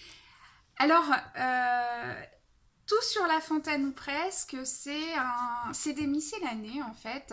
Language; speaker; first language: French; native; French